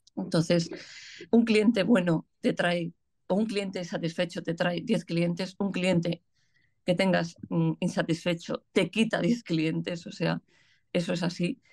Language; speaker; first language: Spanish; native; Spanish